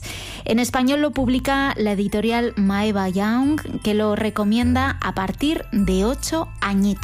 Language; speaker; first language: Spanish; native; Spanish